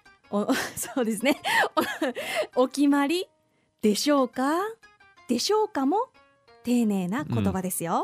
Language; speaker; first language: Japanese; native; Japanese